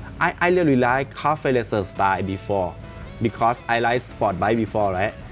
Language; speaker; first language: English; non-native, learner; Thai